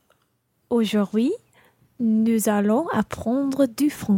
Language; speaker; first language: French; non-native, learner; English